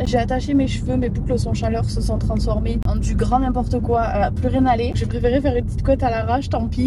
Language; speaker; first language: French; native; French